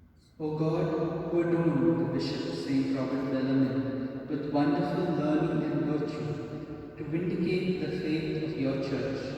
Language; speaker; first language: English; non-native, local second language; Konkani